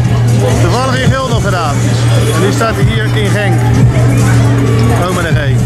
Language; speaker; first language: Dutch; native; Dutch